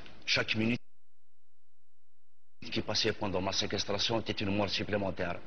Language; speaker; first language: French; non-native, local second language; Kabyle